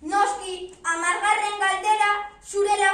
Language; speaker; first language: Basque; non-native, learner; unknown